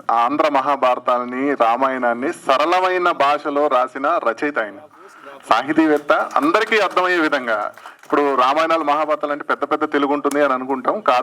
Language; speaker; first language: Telugu; native; Telugu